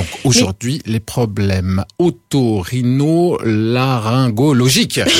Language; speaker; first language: French; native; French